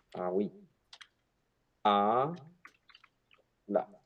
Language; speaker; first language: French; non-native, fluent; Spanish